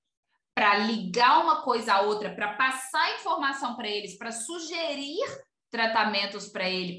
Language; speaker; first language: Portuguese; native; Portuguese